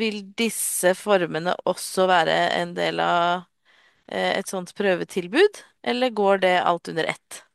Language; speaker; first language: Norwegian; native; Norwegian